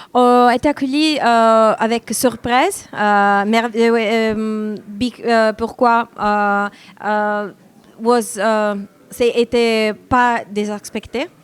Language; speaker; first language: French; non-native, learner; Italian